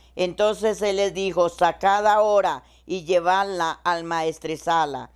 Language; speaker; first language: Spanish; native; Spanish